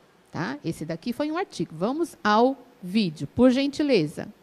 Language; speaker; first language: Portuguese; native; Portuguese